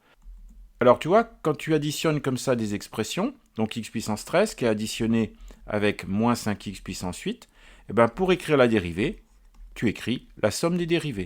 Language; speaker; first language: French; native; French